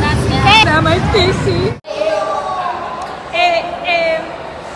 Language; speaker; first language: Spanish; non-native, learner; Haitian Creole